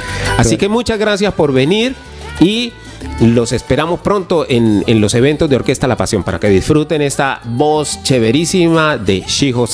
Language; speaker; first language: Spanish; native; Spanish